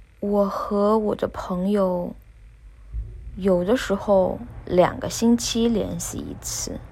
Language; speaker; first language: Chinese; non-native, learner; English